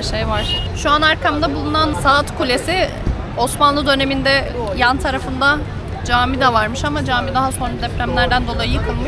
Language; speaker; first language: Turkish; native; Turkish